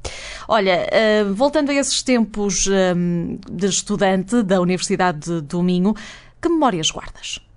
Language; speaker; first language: Portuguese; native; Portuguese